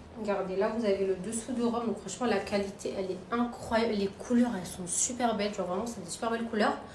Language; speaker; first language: French; native; French